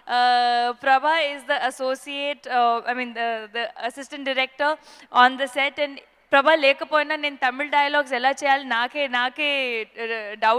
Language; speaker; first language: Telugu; non-native, fluent; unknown